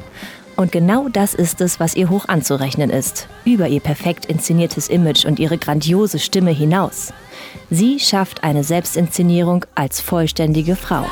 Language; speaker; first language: German; native; German